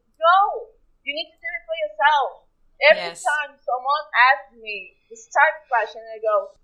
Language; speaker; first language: English; non-native, fluent; Portuguese